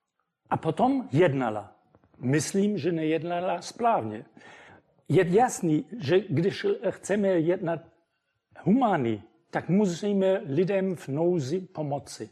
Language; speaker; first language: Czech; non-native, fluent; German